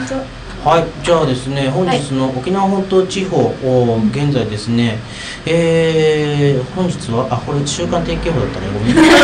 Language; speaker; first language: Japanese; native; Japanese